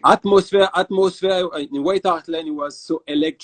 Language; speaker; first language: English; non-native, fluent; French